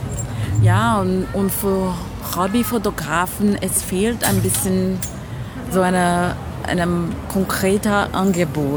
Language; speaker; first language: German; non-native, fluent; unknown